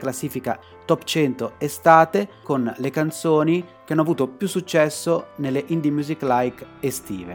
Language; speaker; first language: Italian; native; Italian